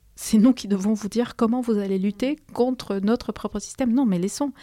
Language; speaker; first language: French; non-native, fluent; Spanish